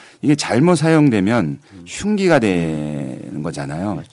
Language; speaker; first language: Korean; native; Korean